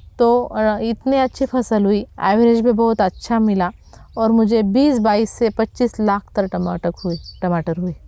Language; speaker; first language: Hindi; non-native, local second language; Marathi